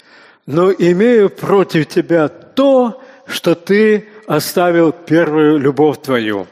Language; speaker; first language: Russian; native; Russian